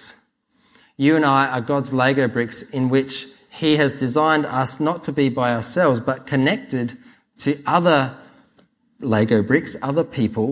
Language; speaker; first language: English; native; English